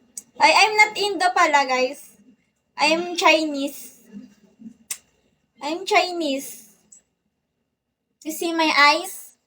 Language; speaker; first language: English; non-native, local second language; Filipino